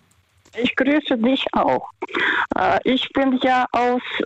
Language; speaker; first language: German; non-native, fluent; Russian